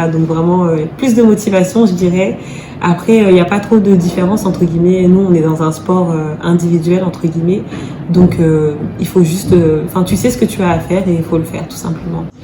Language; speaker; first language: French; early bilingual, other home language; Wolof